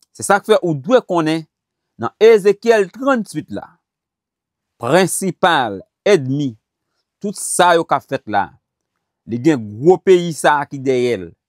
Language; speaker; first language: Haitian Creole; native; Haitian Creole